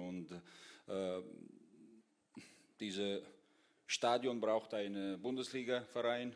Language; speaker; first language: German; non-native, fluent; Russian